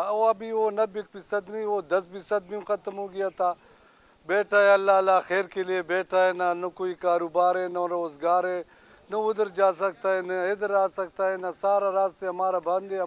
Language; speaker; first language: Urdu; non-native, local second language; Pashto